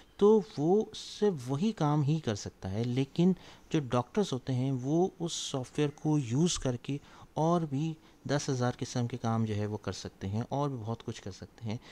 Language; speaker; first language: Urdu; native; Urdu